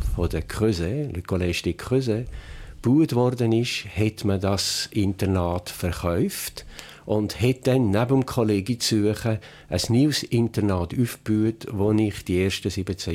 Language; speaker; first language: German; native; German